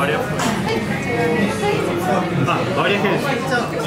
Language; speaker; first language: Japanese; non-native, learner; Spanish